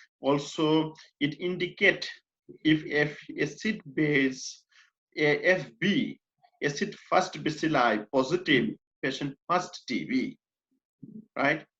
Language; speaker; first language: English; non-native, fluent; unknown